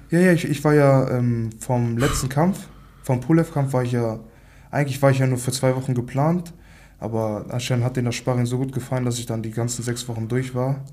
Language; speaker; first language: German; native; German